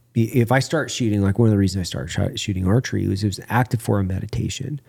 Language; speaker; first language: English; native; English